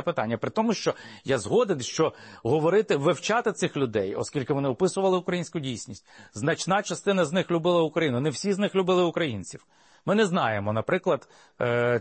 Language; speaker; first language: Ukrainian; native; Ukrainian